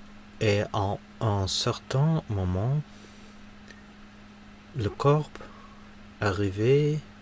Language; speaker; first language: French; non-native, learner; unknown